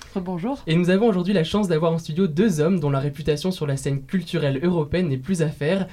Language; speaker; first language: French; native; French